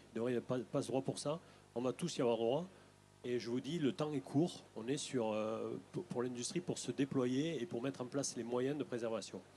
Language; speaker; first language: French; native; French